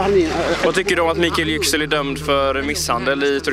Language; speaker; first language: Swedish; native; Swedish